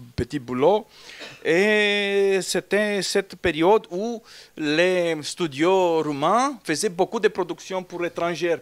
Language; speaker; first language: French; non-native, fluent; Romanian